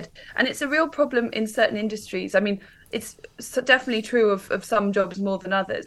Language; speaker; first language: English; native; English